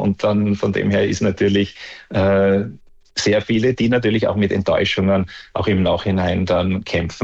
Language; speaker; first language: German; native; German